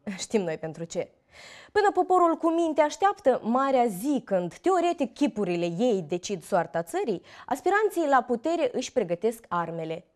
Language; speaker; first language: Romanian; native; Romanian